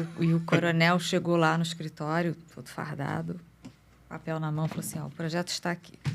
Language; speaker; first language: Portuguese; native; Portuguese